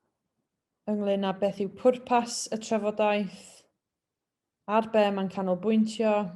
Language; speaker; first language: Welsh; native; Welsh